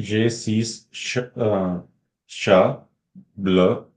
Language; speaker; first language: French; non-native, learner; Hindi